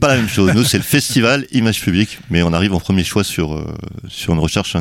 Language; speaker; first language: French; native; French